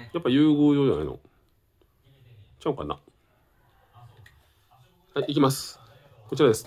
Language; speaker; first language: Japanese; native; Japanese